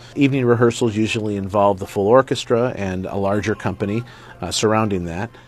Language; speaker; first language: English; native; English